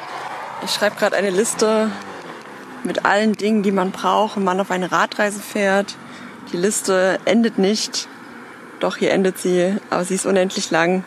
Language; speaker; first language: German; native; German